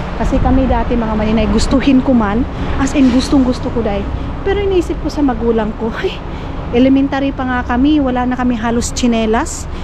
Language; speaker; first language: Filipino; non-native, local second language; Cebuano